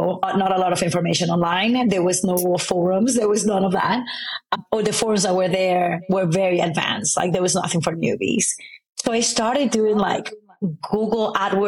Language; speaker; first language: English; non-native, fluent; Spanish